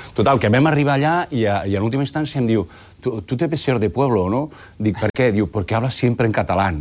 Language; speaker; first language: Catalan; non-native, local second language; Spanish